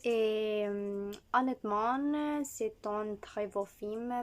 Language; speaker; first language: French; non-native, learner; Spanish